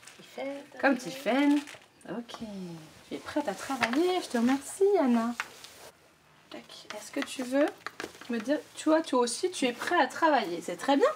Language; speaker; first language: French; native; French